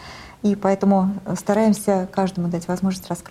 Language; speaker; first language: Russian; native; Russian